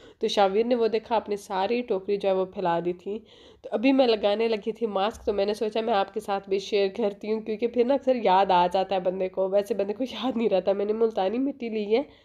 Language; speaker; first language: Urdu; native; Urdu